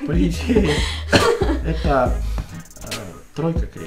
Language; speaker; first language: Russian; native; Russian